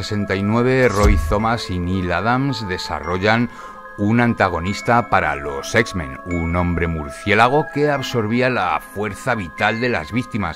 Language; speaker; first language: Spanish; native; Spanish